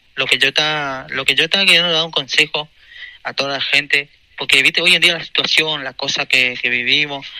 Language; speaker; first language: Spanish; native; Spanish